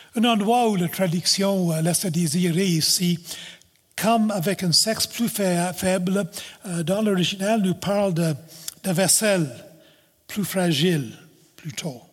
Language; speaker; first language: French; non-native, local second language; English